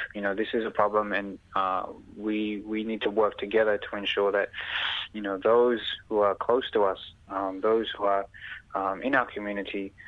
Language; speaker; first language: English; early bilingual, other home language; Punjabi